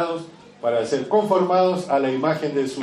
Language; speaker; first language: Spanish; native; Spanish